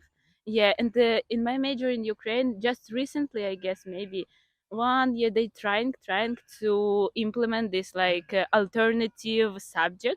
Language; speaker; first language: English; non-native, fluent; Ukrainian